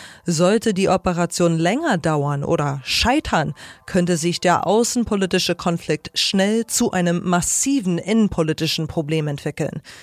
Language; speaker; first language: German; native; German